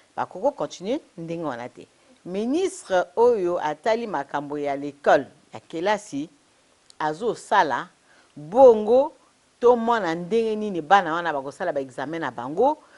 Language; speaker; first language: Lingala; native; Lingala